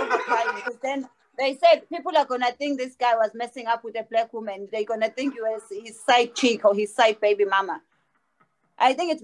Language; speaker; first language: English; non-native, local second language; Zulu